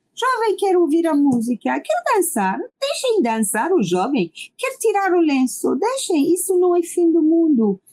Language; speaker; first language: Portuguese; non-native, fluent; Persian